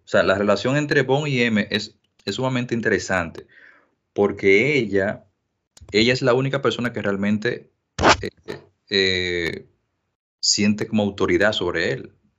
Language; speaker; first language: Spanish; native; Spanish